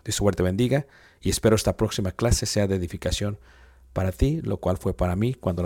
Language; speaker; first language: Spanish; native; Spanish